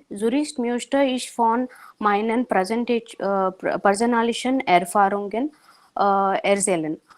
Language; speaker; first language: German; non-native, learner; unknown